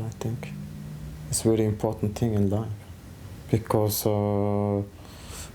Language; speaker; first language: English; non-native, fluent; Mongolian